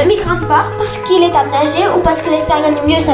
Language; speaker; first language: French; native; French